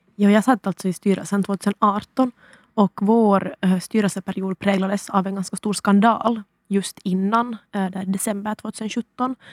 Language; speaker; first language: Swedish; native; Swedish